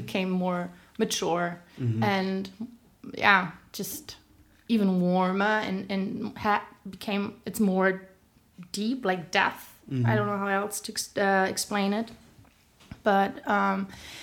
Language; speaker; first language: English; non-native, fluent; German